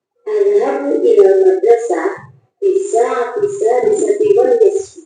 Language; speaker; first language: Arabic; non-native, learner; Indonesian